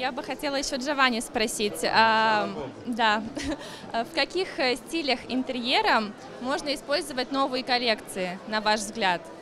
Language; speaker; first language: Russian; native; Russian